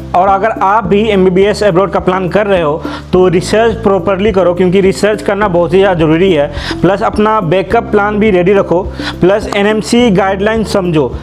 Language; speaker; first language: Hindi; native; Hindi